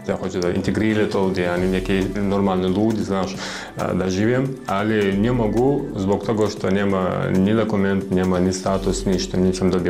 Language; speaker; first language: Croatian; non-native, learner; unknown